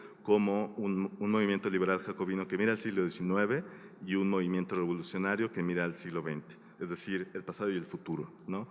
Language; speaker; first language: Spanish; native; Spanish